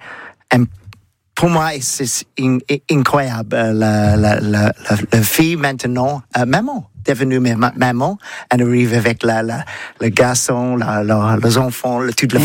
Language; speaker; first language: French; non-native, learner; English